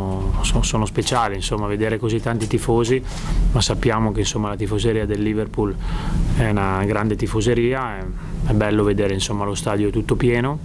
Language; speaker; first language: Italian; native; Italian